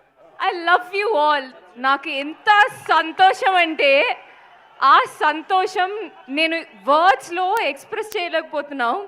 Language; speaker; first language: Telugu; non-native, local second language; Malayalam